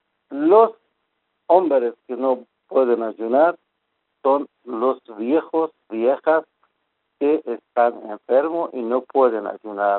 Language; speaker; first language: Spanish; non-native, fluent; Persian